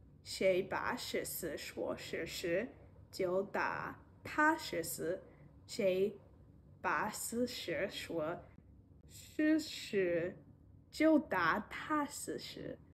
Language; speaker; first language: Chinese; non-native, learner; English